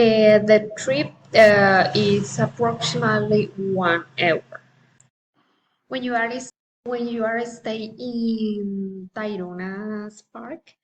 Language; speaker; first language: English; non-native, learner; Spanish